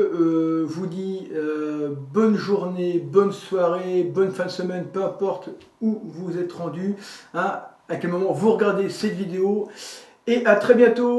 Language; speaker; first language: French; native; French